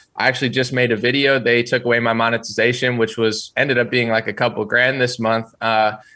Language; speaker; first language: English; native; English